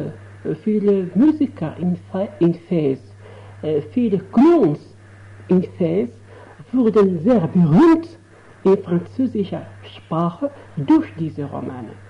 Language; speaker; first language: German; non-native, fluent; Arabic